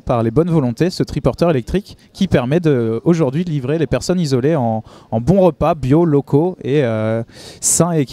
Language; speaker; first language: French; native; French